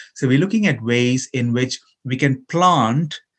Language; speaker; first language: English; non-native, local second language; Malayalam